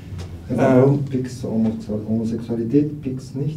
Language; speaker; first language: German; non-native, fluent; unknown